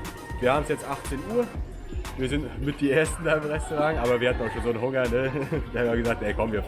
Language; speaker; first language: German; native; German